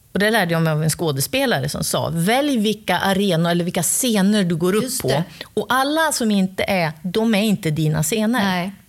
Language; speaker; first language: Swedish; native; Swedish